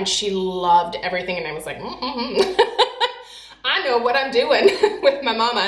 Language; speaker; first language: English; native; English